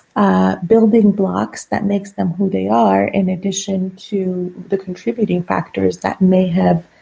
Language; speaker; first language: English; non-native, fluent; Persian